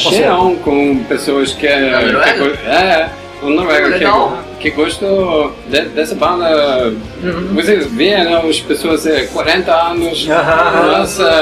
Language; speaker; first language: Portuguese; non-native, learner; Norwegian